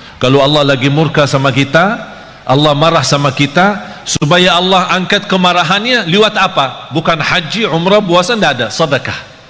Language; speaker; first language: Malay; non-native, fluent; Arabic